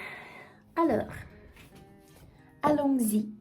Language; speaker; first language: French; non-native, learner; Russian